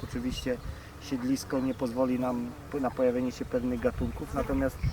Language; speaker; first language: Polish; native; Polish